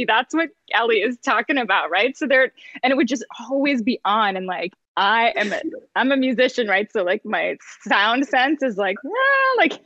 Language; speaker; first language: English; native; English